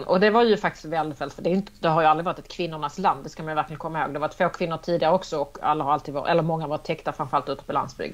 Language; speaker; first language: Swedish; native; Swedish